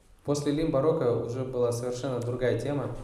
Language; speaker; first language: Russian; native; Russian